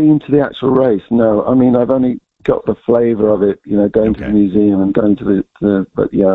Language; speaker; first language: English; native; English